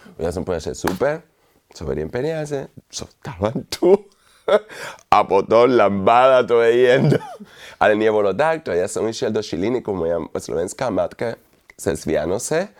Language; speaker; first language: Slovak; non-native, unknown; Spanish